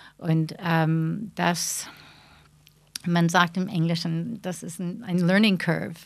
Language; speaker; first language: German; non-native, fluent; English